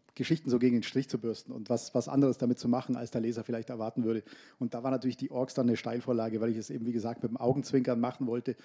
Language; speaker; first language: German; native; German